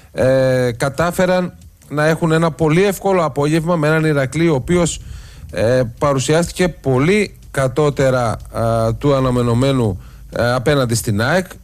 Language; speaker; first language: Greek; native; Greek